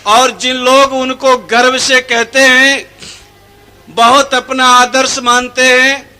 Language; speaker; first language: Hindi; non-native, fluent; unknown